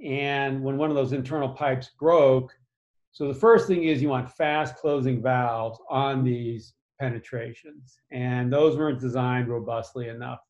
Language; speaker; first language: English; native; English